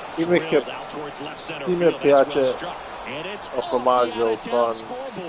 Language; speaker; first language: Italian; non-native, learner; English